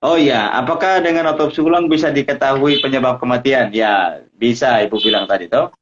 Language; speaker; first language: Indonesian; native; Indonesian